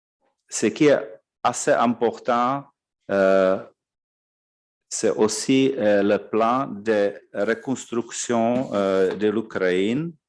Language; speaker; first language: French; non-native, fluent; Czech